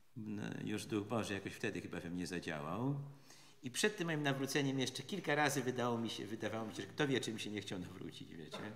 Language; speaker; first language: Polish; native; Polish